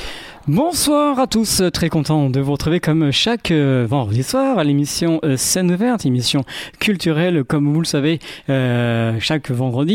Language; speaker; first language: French; native; French